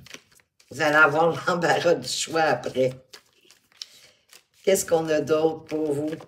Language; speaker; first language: French; native; French